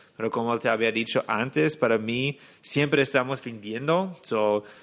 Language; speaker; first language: Spanish; non-native, fluent; English